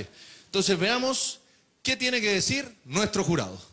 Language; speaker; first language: Spanish; native; Spanish